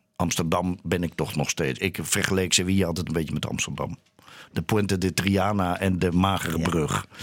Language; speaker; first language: Dutch; native; Dutch